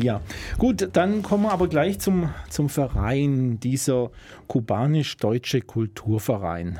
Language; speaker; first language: German; native; German